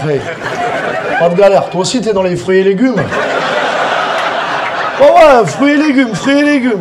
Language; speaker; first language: French; native; French